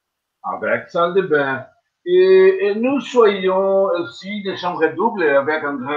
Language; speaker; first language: French; non-native, learner; Portuguese